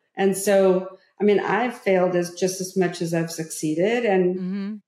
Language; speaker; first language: English; early bilingual, other home language; Korean